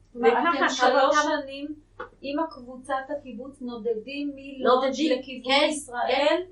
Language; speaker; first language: Hebrew; native; Hebrew